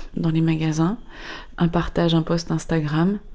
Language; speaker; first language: French; native; French